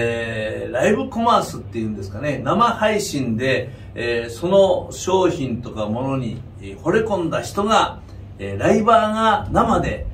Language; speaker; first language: Japanese; native; Japanese